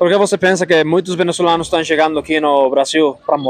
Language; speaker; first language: Portuguese; non-native, fluent; Spanish